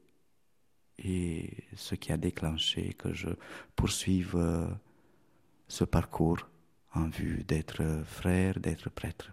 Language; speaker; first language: French; non-native, fluent; Romanian